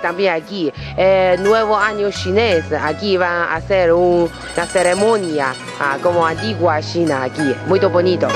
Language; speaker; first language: Portuguese; non-native, learner; Chinese